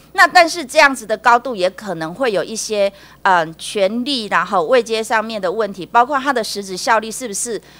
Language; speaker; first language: Chinese; native; Chinese